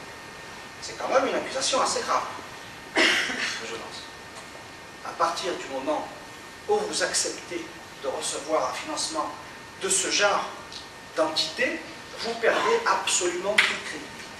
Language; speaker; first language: French; native; French